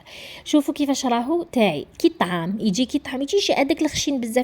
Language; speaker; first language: Arabic; native; Arabic